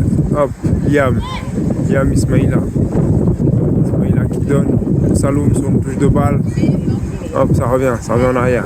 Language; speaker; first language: French; native; French